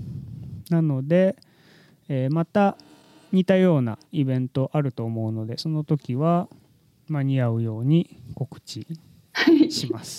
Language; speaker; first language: Japanese; native; Japanese